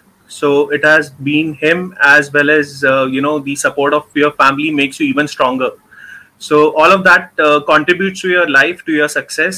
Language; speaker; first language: English; non-native, local second language; Hindi